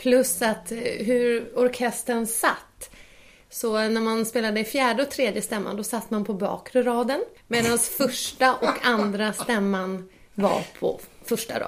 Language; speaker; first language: Swedish; native; Swedish